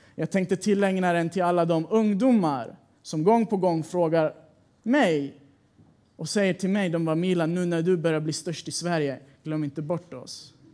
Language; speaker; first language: Swedish; early bilingual, other home language; Persian